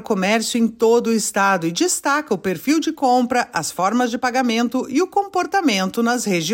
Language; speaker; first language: Portuguese; native; Portuguese